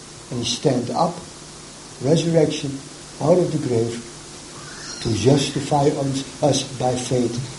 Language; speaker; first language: English; non-native, fluent; Dutch